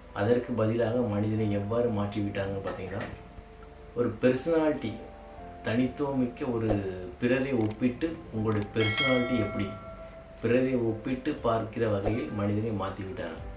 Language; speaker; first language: Tamil; native; Tamil